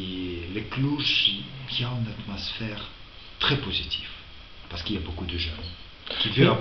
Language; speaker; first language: French; non-native, fluent; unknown